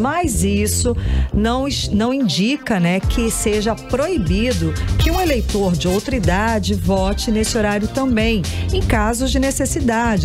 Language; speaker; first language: Portuguese; native; Portuguese